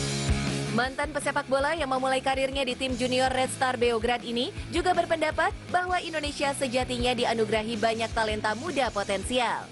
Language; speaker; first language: Indonesian; native; Indonesian